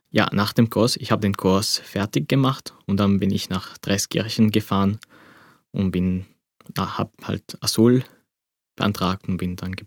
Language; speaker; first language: German; non-native, fluent; Arabic